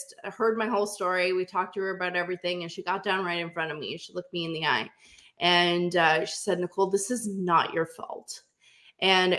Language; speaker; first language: English; native; English